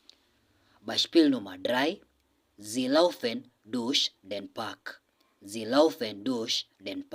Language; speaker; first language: German; non-native, fluent; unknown